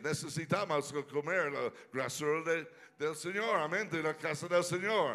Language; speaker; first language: Spanish; non-native, learner; English